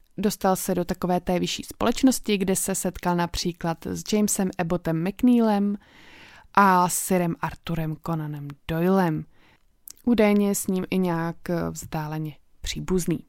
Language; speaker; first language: Czech; native; Czech